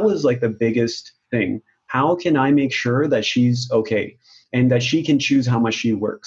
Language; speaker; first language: English; non-native, local second language; Urdu